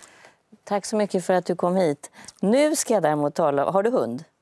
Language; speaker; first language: Swedish; native; Swedish